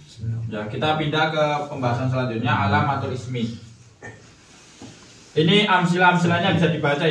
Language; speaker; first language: Indonesian; native; Indonesian